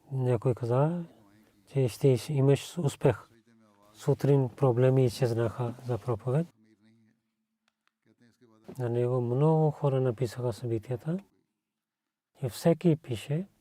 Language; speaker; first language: Bulgarian; non-native, learner; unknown